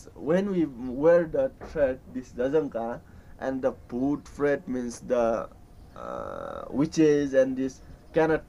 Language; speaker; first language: English; non-native, learner; Newari